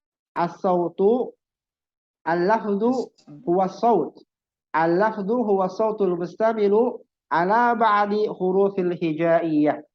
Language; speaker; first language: Arabic; non-native, fluent; Indonesian